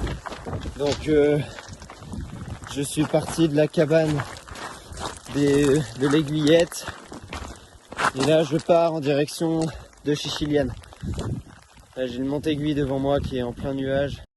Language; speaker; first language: French; native; French